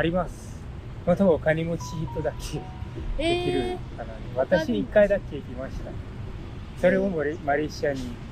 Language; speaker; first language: Japanese; non-native, learner; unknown